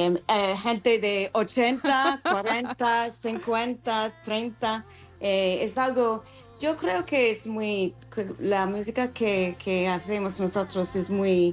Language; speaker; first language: Spanish; non-native, fluent; English